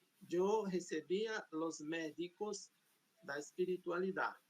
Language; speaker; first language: Spanish; non-native, fluent; Portuguese